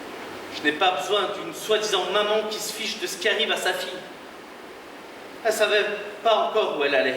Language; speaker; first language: French; native; French